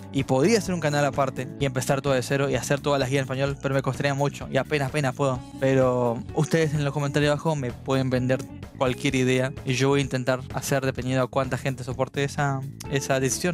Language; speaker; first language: Spanish; native; Spanish